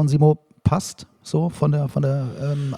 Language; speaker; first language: German; native; German